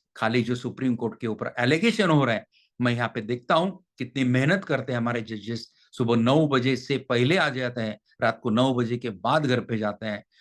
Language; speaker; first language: Hindi; non-native, local second language; Marathi